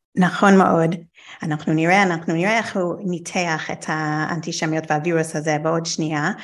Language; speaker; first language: Hebrew; non-native, fluent; English